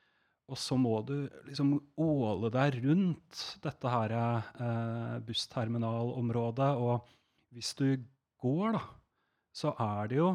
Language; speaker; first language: Norwegian; native; Norwegian